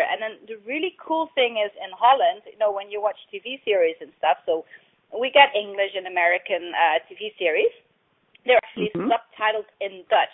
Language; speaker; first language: English; non-native, fluent; Dutch